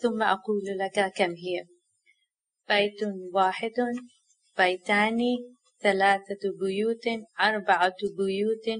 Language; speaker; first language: Arabic; non-native, learner; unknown